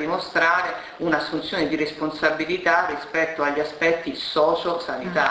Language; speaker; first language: Italian; native; Italian